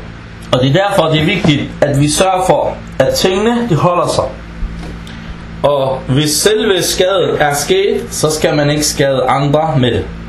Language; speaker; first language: Danish; non-native, fluent; Arabic